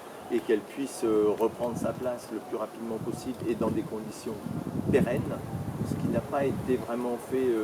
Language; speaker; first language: French; native; French